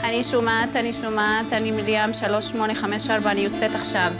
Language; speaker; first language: Hebrew; non-native, local second language; Arabic